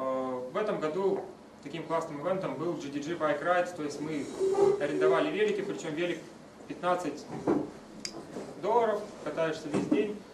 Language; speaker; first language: Russian; native; Russian